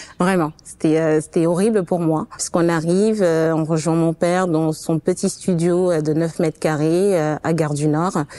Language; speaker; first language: French; non-native, fluent; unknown